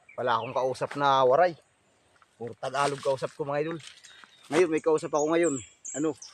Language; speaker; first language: Filipino; non-native, local second language; Waray